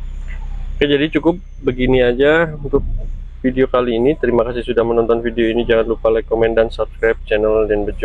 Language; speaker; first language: Indonesian; native; Indonesian